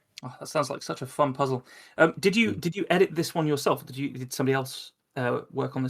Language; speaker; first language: English; native; English